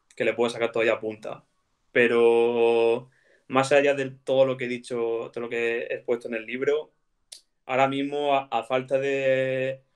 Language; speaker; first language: Spanish; native; Spanish